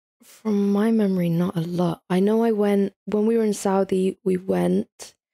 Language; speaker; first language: English; early bilingual, other home language; Hindi